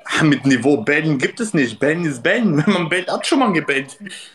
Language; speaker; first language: German; non-native, learner; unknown